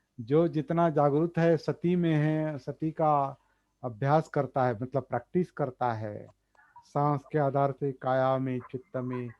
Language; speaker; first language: Hindi; non-native, local second language; Marathi